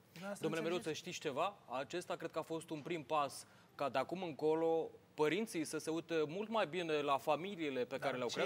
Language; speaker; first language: Romanian; native; Romanian